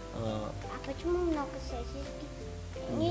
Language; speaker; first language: Russian; non-native, learner; Tajik